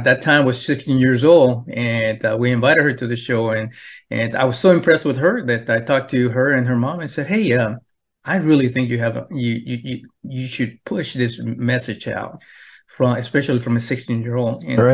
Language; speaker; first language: English; non-native, fluent; Spanish